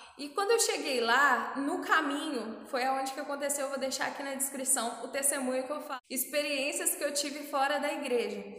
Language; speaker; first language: Portuguese; native; Portuguese